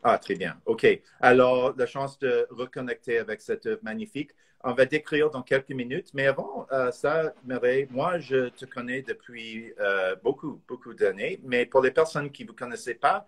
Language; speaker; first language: French; non-native, fluent; English